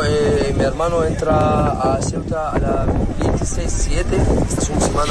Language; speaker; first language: Spanish; non-native, learner; Arabic